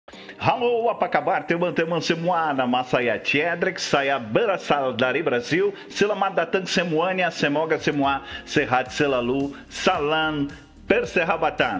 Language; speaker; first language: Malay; non-native, learner; Portuguese